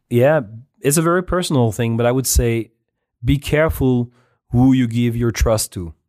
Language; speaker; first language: English; non-native, fluent; French